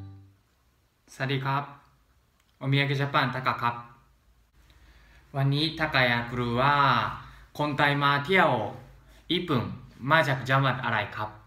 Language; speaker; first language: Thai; non-native, learner; Japanese